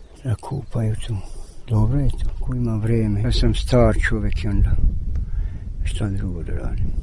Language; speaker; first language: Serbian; non-native, local second language; Hungarian